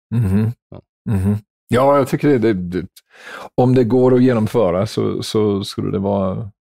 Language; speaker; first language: Swedish; non-native, fluent; English